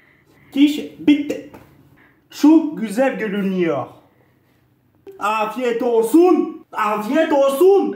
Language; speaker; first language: Turkish; non-native, learner; French